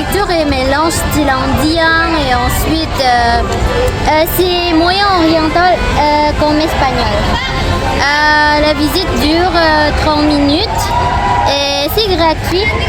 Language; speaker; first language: French; non-native, learner; Indonesian